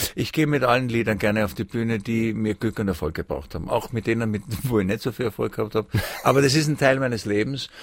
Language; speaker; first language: German; native; German